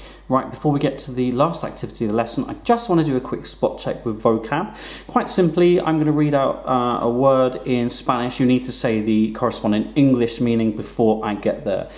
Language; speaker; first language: English; native; English